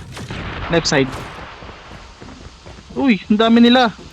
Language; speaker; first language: Filipino; native; Filipino